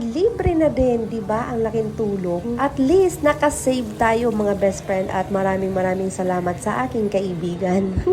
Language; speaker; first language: Filipino; non-native, local second language; Bikol